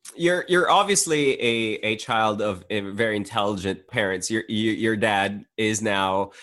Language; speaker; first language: English; early bilingual, other home language; Filipino